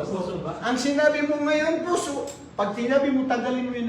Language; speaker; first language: Filipino; non-native, local second language; Maranao